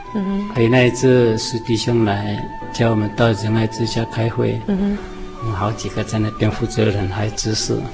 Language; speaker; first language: Chinese; non-native, local second language; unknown